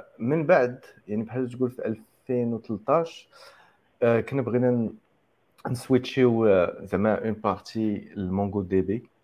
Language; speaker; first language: Arabic; native; Arabic